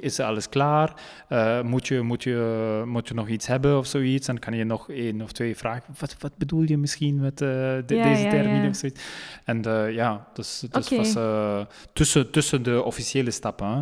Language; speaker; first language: Dutch; non-native, local second language; French